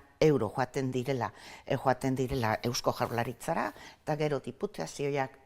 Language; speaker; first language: Basque; non-native, local second language; Spanish